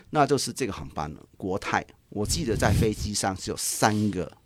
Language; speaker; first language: Chinese; non-native, local second language; Cantonese